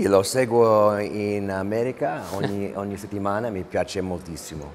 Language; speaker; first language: Italian; early bilingual, heritage; English